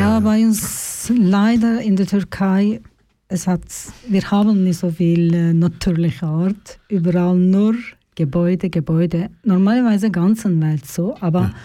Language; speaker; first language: German; non-native, learner; Turkish